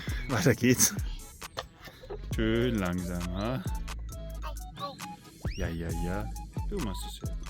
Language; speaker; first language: German; native; German